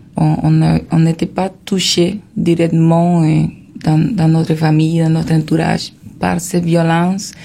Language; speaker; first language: French; non-native, fluent; Spanish